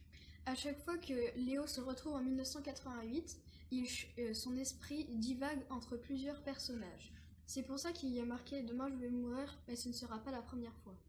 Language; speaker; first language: French; native; French